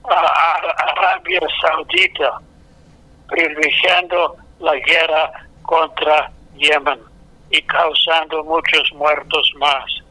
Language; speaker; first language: Spanish; non-native, fluent; English